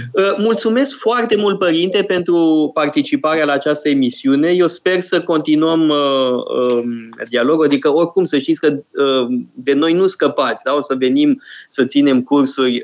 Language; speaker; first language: Romanian; native; Romanian